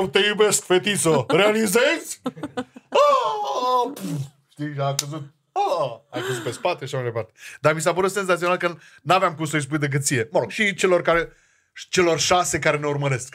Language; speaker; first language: Romanian; native; Romanian